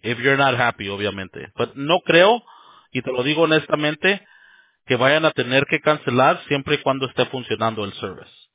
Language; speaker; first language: Spanish; early bilingual, heritage; Spanish